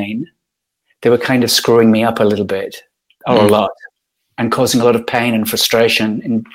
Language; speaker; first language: English; native; English